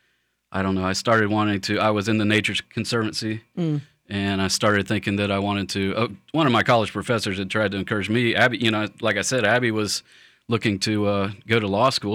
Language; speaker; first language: English; native; English